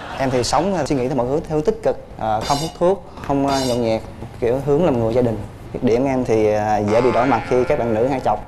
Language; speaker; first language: Vietnamese; native; Vietnamese